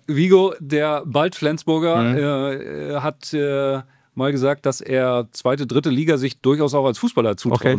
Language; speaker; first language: German; native; German